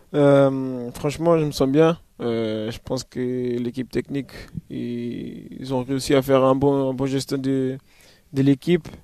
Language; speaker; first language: French; non-native, fluent; Portuguese